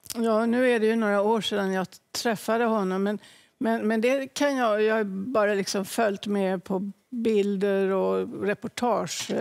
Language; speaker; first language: Swedish; native; Swedish